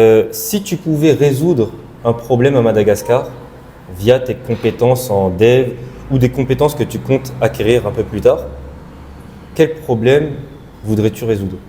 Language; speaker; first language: French; non-native, local second language; Malagasy